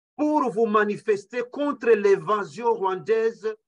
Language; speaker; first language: French; non-native, local second language; Kinyarwanda